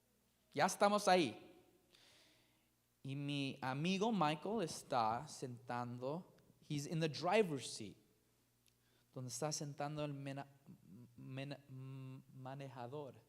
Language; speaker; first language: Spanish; non-native, learner; English